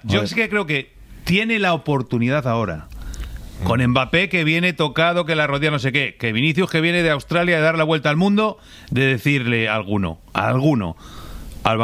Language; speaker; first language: Spanish; native; Spanish